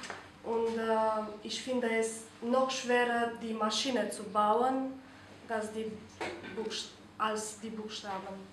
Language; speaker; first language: German; non-native, fluent; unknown